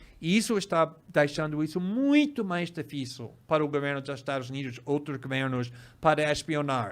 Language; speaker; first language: Portuguese; non-native, fluent; English